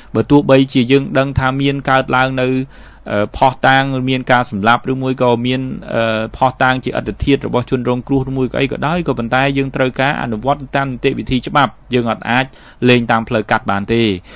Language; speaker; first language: Khmer; native; Khmer